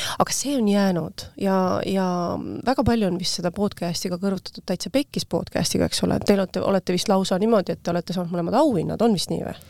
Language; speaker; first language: Estonian; native; Estonian